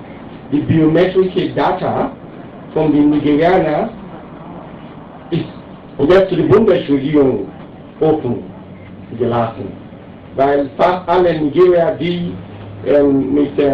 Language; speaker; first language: German; non-native, learner; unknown